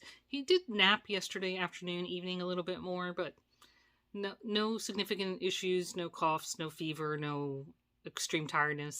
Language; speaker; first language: English; native; English